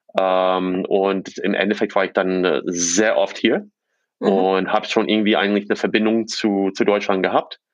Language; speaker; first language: German; non-native, fluent; English